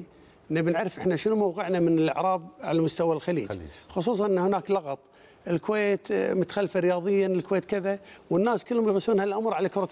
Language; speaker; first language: Arabic; native; Arabic